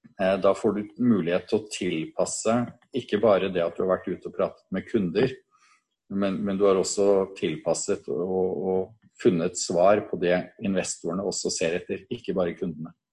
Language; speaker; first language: Norwegian; native; Norwegian